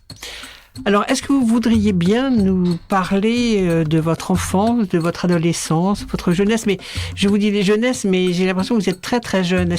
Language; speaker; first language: French; native; French